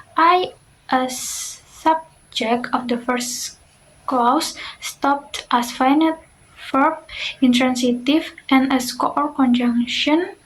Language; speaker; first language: English; non-native, learner; Indonesian